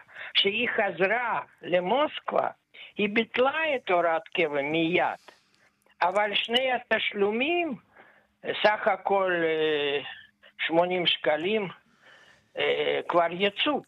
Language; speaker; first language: Hebrew; non-native, fluent; Russian